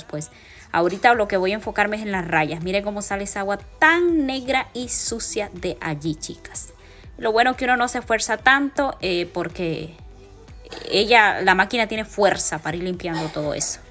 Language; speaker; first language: Spanish; native; Spanish